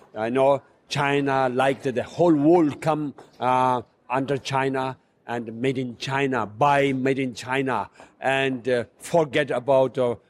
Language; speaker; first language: English; non-native, fluent; Chinese